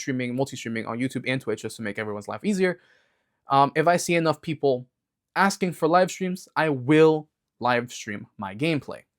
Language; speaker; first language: English; native; English